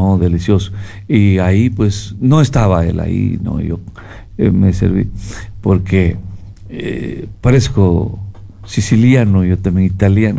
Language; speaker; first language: Spanish; native; Spanish